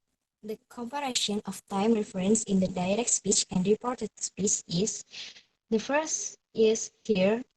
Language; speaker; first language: English; non-native, learner; Indonesian